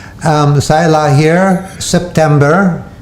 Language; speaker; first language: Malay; non-native, fluent; English